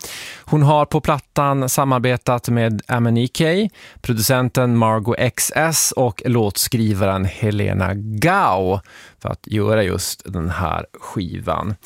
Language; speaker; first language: Swedish; native; Swedish